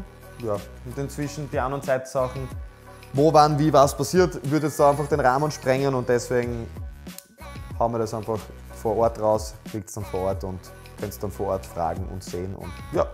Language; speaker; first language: German; native; German